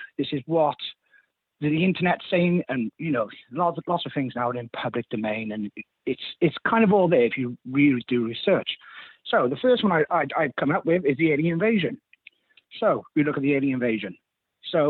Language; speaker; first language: English; native; English